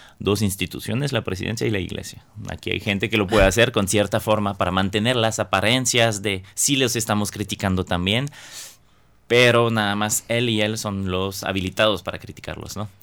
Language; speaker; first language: Spanish; non-native, fluent; French